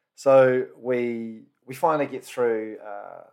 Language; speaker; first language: English; native; English